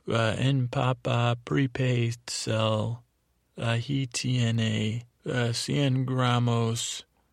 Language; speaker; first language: Spanish; non-native, learner; English